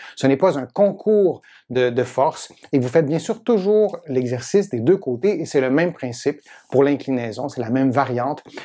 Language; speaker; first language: French; native; French